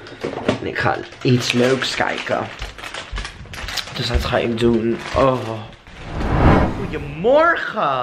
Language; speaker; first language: Dutch; non-native, fluent; English